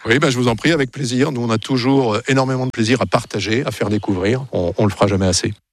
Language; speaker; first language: French; native; French